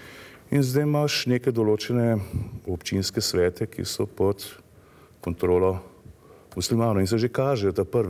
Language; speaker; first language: Slovenian; native; Slovenian